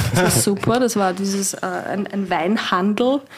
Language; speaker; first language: German; native; German